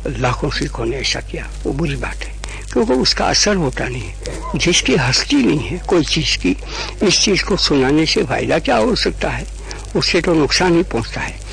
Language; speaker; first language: Hindi; non-native, local second language; Gujarati